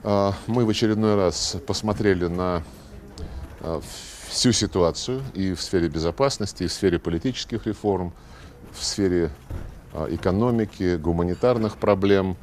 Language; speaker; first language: Russian; native; Russian